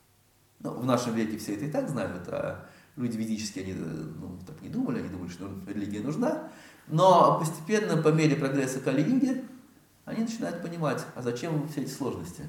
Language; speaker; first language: Russian; native; Russian